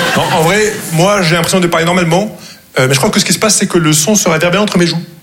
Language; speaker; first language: French; non-native, local second language; Arabic